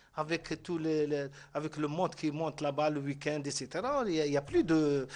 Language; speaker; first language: French; non-native, local second language; Arabic